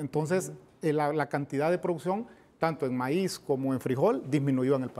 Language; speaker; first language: Spanish; native; Spanish